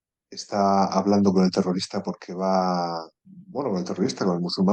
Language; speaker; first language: Spanish; native; Spanish